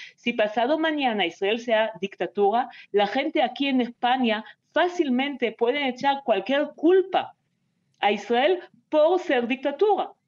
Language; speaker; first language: Spanish; non-native, fluent; Hebrew